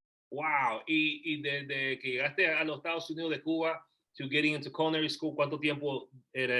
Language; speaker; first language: Spanish; early bilingual, heritage; Spanish